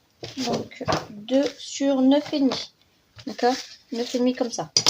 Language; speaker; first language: French; native; French